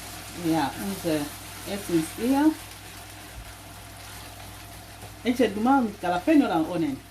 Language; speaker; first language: German; non-native, learner; Lingala